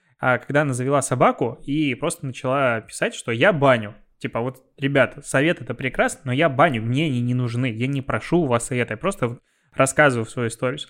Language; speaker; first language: Russian; native; Russian